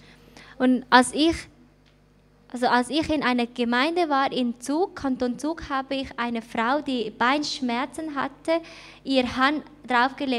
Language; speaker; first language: German; non-native, fluent; Thai